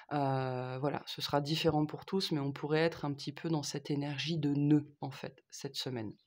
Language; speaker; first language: French; native; French